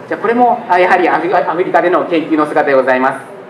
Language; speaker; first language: Japanese; native; Japanese